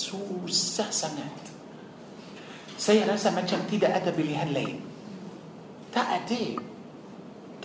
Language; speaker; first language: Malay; non-native, fluent; Arabic